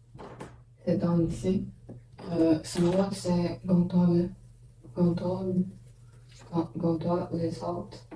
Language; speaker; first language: French; non-native, learner; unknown